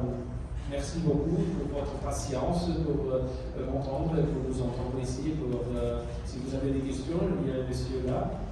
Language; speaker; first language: French; non-native, fluent; Italian